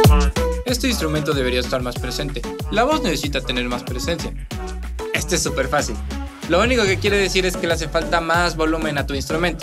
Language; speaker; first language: Spanish; native; Spanish